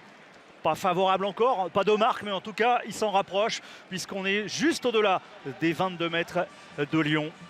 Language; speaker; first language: French; native; French